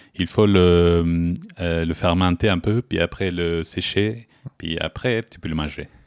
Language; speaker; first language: French; non-native, fluent; Spanish